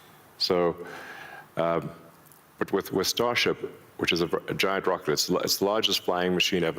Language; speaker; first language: English; early bilingual, other home language; Afrikaans